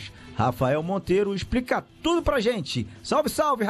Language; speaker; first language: Portuguese; native; Portuguese